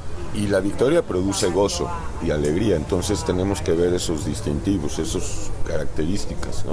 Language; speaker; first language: Spanish; native; Spanish